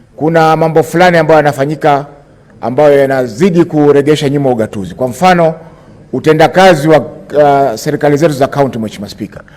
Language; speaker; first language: Swahili; native; Swahili